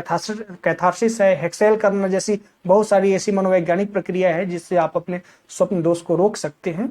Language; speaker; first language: Hindi; native; Hindi